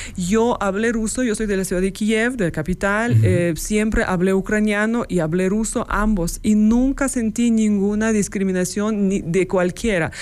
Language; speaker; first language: Spanish; non-native, fluent; Ukrainian